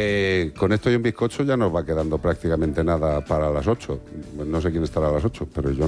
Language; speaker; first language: Spanish; native; Spanish